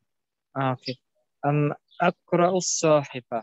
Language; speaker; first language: Arabic; non-native, learner; German